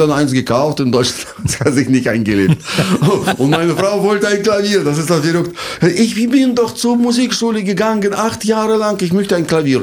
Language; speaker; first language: German; non-native, fluent; Russian